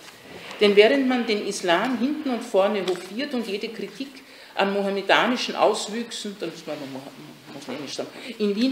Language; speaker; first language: German; native; German